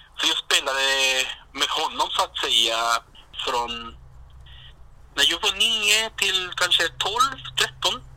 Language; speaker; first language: Swedish; non-native, fluent; Spanish